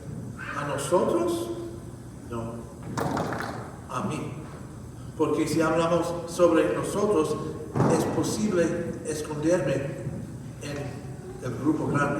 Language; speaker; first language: Spanish; non-native, fluent; English